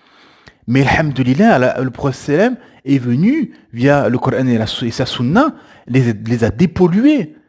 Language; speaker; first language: French; native; French